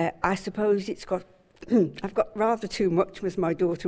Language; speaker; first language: English; native; English